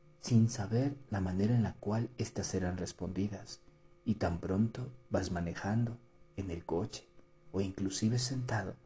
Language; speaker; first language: Spanish; native; Spanish